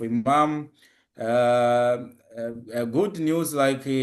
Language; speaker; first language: English; non-native, local second language; Swahili